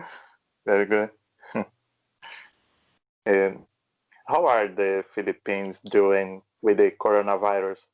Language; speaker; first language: English; non-native, learner; Portuguese